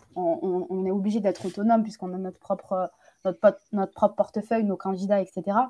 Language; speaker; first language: French; native; French